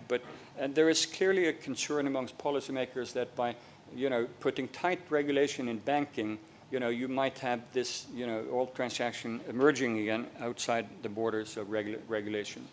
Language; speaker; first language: English; non-native, fluent; Norwegian